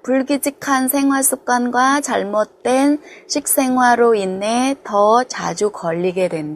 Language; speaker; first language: Korean; non-native, fluent; Vietnamese